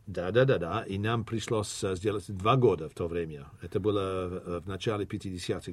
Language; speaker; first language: Russian; non-native, fluent; English